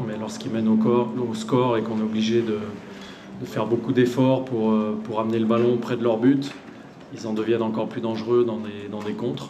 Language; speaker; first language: French; native; French